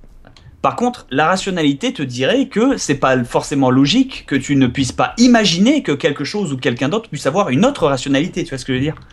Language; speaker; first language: French; native; French